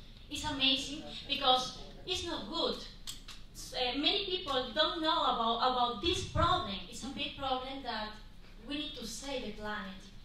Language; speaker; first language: English; non-native, learner; Spanish